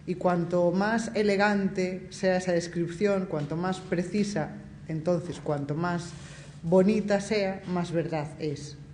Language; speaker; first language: Spanish; native; Spanish